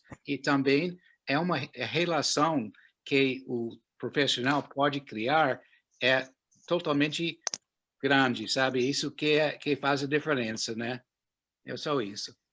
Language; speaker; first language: Portuguese; non-native, fluent; English